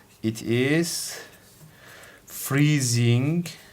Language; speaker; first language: English; non-native, fluent; Turkish